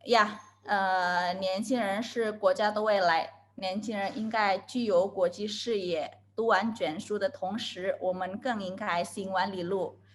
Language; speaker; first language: Chinese; non-native, fluent; Indonesian